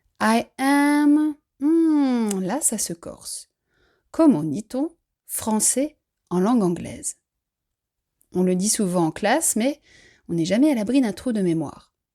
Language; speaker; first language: French; native; French